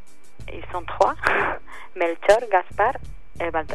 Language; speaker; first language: French; non-native, learner; Spanish